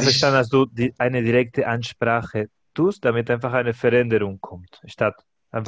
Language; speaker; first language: German; non-native, fluent; Spanish